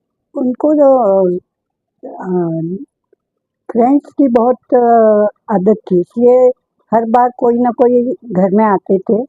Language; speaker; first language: Hindi; non-native, local second language; Marathi